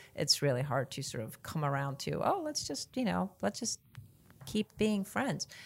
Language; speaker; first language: English; non-native, fluent; Swedish